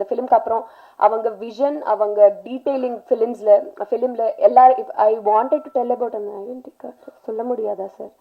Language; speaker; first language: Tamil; non-native, learner; Telugu